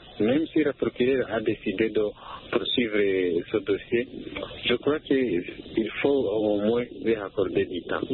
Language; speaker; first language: French; non-native, local second language; Rundi